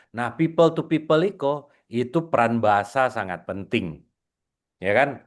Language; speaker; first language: Indonesian; non-native, local second language; Minangkabau